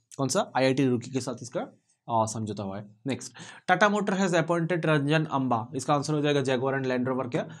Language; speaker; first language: Hindi; non-native, local second language; Bangla